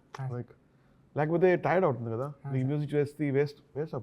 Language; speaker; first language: Telugu; non-native, learner; Tamil